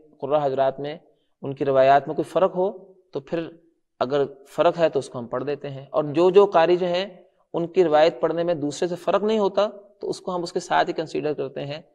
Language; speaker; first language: Urdu; non-native, local second language; Punjabi